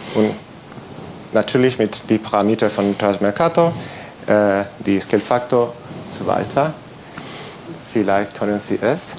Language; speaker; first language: German; non-native, learner; Spanish